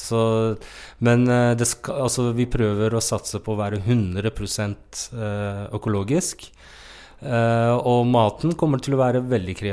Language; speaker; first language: Norwegian; non-native, fluent; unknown